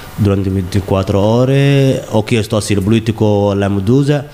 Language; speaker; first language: Italian; non-native, learner; Somali